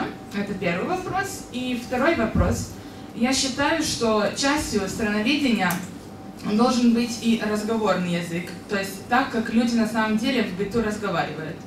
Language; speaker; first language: Russian; non-native, fluent; Serbian